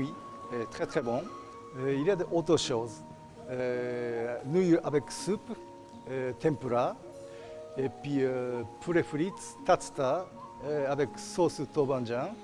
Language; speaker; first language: French; non-native, learner; Japanese